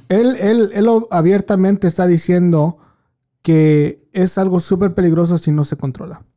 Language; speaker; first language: Spanish; early bilingual, heritage; Spanish